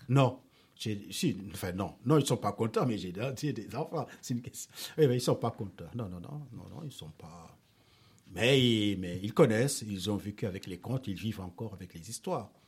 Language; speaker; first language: French; non-native, local second language; Wolof